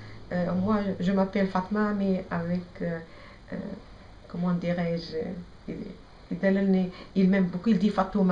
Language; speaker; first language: French; non-native, local second language; Arabic